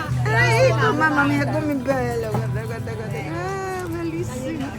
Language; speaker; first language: Italian; non-native, learner; Filipino